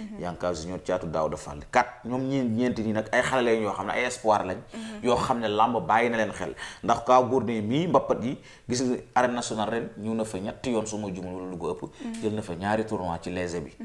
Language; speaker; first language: Wolof; non-native, local second language; Serer